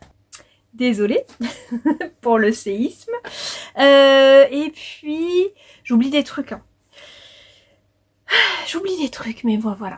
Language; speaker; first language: French; native; French